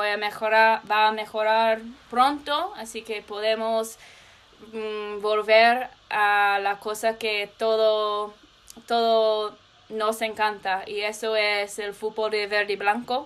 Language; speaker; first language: Spanish; non-native, learner; English